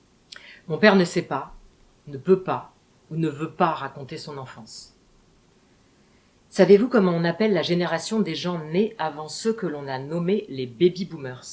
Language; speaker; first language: French; native; French